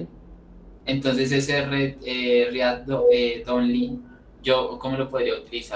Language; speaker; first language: Spanish; native; Spanish